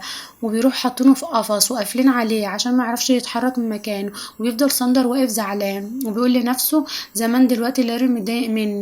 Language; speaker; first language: Arabic; native; Arabic